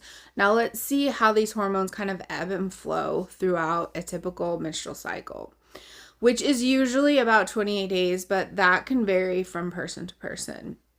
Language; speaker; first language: English; native; English